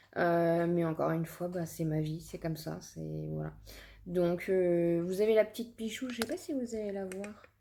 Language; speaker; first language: French; native; French